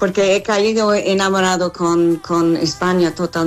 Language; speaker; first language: Spanish; non-native, fluent; English